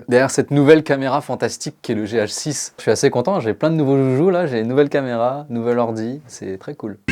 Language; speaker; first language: French; native; French